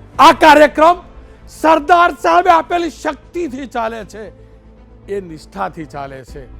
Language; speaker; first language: Gujarati; native; Gujarati